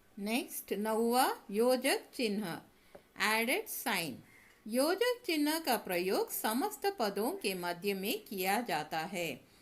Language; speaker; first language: Hindi; non-native, local second language; Tamil